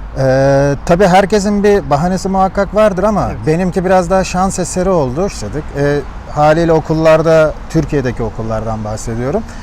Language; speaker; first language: Turkish; native; Turkish